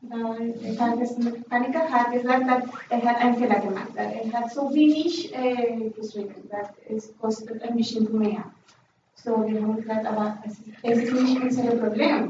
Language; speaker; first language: German; non-native, learner; Spanish